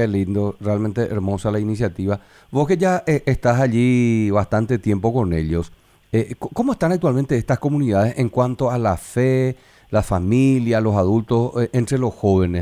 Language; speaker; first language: Spanish; native; Spanish